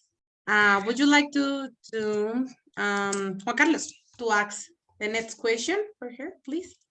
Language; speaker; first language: English; non-native, fluent; Spanish